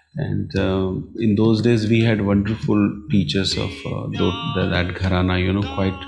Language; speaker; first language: English; non-native, local second language; Marathi